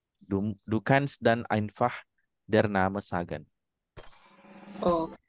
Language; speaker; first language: German; non-native, fluent; Indonesian